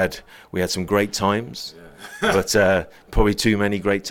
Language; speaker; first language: English; native; English